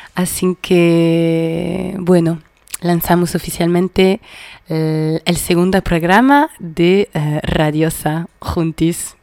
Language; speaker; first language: Spanish; non-native, fluent; French